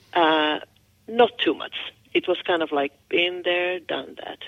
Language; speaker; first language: English; non-native, fluent; Finnish